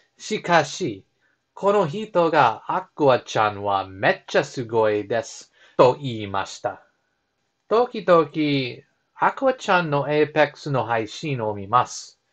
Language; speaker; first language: Japanese; non-native, learner; English